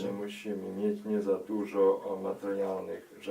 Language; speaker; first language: Polish; early bilingual, heritage; Polish